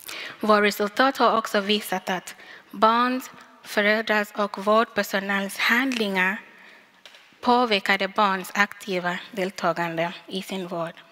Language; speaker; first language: Swedish; non-native, fluent; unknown